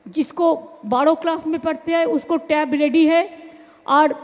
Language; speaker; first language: Hindi; non-native, local second language; Bangla